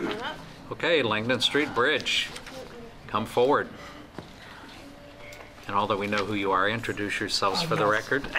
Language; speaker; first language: English; native; English